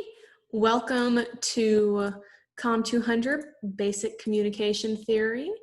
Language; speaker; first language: English; native; English